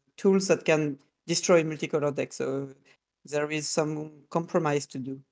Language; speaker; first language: English; non-native, fluent; French